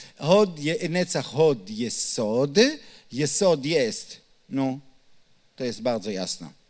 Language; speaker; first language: Polish; non-native, learner; Hebrew